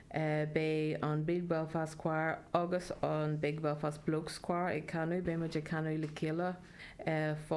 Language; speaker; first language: Irish; non-native, learner; Welsh